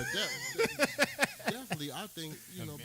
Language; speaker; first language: English; native; English